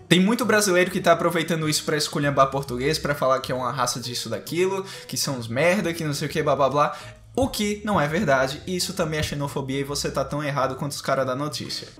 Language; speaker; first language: Portuguese; native; Portuguese